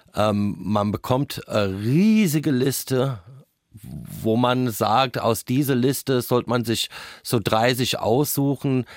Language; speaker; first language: German; non-native, fluent; English